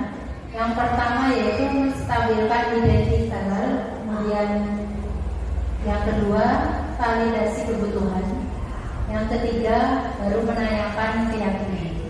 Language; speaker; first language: Indonesian; native; Indonesian